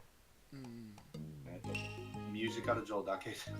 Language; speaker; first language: Japanese; non-native, learner; English